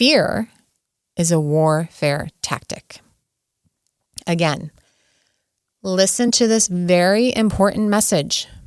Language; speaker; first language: English; native; English